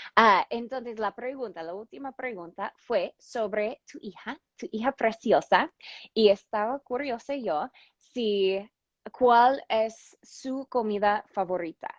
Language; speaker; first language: Spanish; non-native, fluent; English